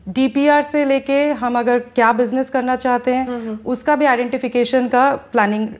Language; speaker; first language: Hindi; native; Hindi